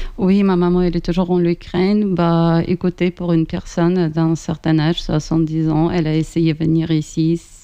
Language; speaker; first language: French; non-native, fluent; Ukrainian